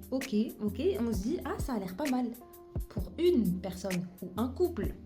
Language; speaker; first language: French; native; French